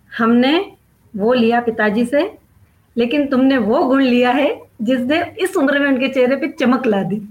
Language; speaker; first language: Hindi; non-native, local second language; Sindhi